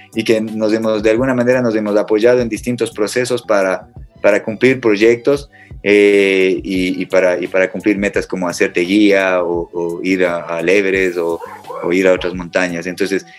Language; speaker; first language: Spanish; native; Spanish